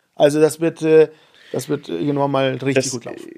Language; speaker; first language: German; non-native, fluent; Spanish